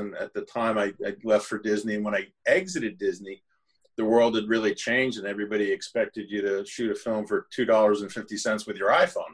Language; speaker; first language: English; native; English